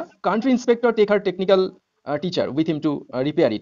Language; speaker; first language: English; non-native, local second language; Bangla